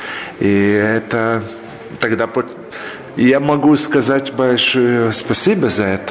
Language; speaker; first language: Russian; non-native, local second language; Latvian